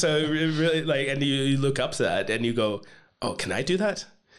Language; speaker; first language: English; native; English